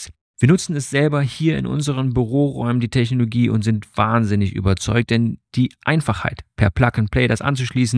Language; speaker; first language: German; native; German